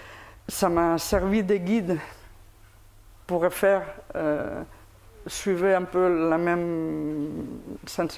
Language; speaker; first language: French; non-native, fluent; Spanish